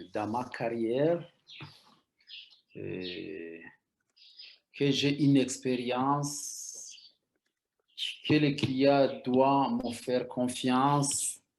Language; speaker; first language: French; non-native, local second language; Rundi